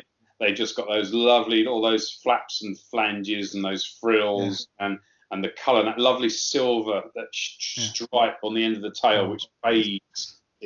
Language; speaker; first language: English; native; English